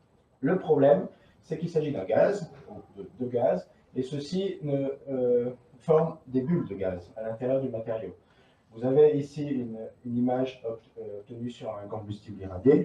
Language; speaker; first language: French; native; French